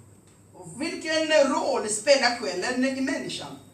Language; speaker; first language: Swedish; non-native, fluent; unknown